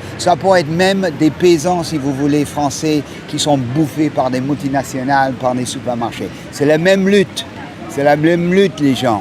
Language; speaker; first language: French; non-native, fluent; English